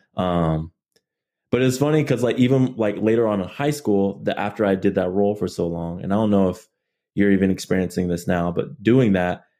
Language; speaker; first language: English; native; English